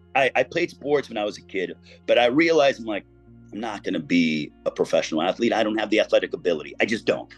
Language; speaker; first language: English; native; English